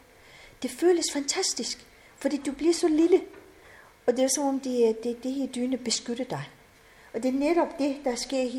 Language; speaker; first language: Danish; non-native, fluent; Persian